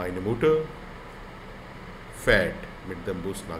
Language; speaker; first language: German; non-native, learner; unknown